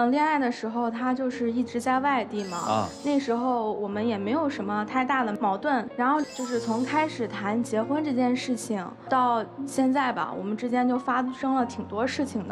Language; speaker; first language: Chinese; native; Chinese